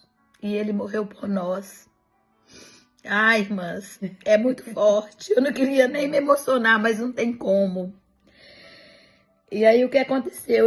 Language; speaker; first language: Portuguese; native; Portuguese